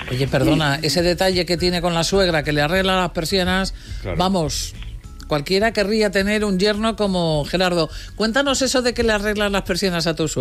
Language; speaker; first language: Spanish; native; Spanish